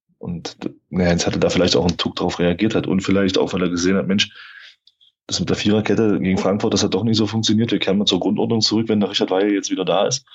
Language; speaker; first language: German; native; German